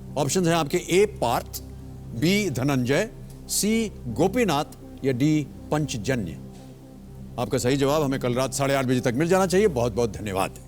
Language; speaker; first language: Hindi; native; Hindi